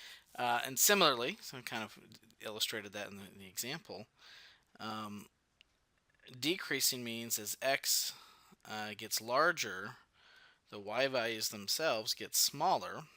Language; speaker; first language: English; native; English